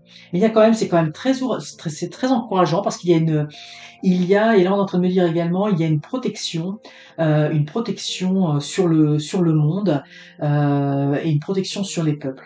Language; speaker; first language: French; native; French